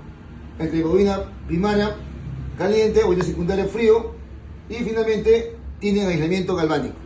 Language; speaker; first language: Spanish; native; Spanish